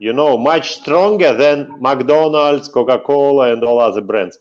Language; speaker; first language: English; non-native, fluent; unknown